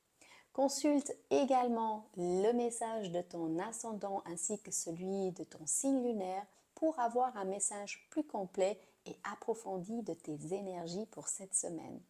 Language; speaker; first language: French; native; French